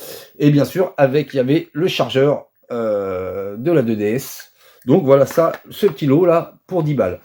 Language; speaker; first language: French; native; French